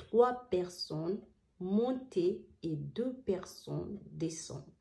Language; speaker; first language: French; non-native, learner; Somali